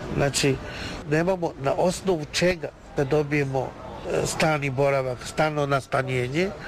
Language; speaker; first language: Serbian; non-native, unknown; Chinese